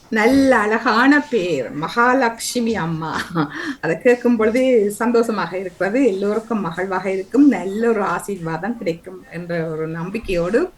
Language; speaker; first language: Tamil; native; Tamil